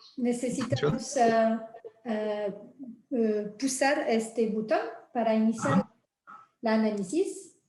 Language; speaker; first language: Spanish; non-native, fluent; French